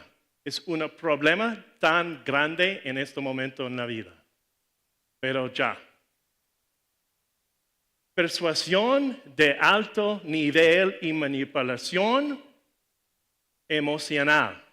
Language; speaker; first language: Spanish; non-native, learner; English